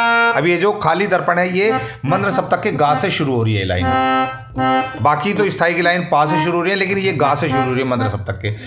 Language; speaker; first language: Hindi; native; Hindi